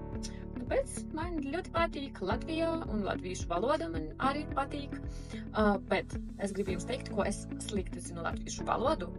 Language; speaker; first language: Latvian; early bilingual, heritage; Russian